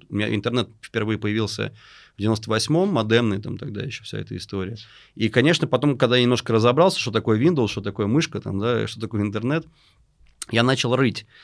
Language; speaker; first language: Russian; native; Russian